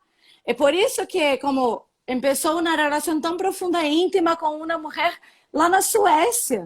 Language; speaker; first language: Spanish; non-native, learner; Portuguese